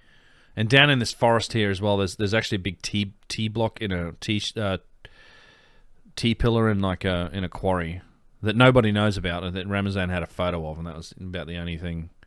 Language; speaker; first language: English; native; English